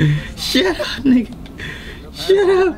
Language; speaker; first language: English; native; English